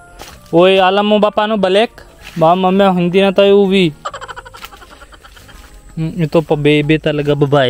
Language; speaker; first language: Filipino; non-native, learner; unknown